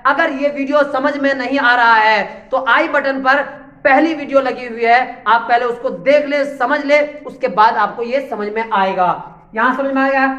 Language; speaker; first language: Hindi; native; Hindi